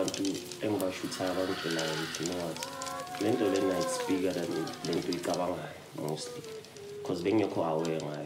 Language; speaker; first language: English; non-native, local second language; Zulu